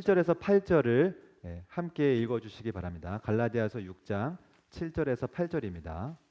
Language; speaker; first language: Korean; native; Korean